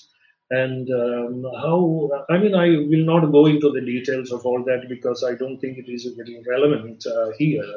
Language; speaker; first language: English; non-native, local second language; Malayalam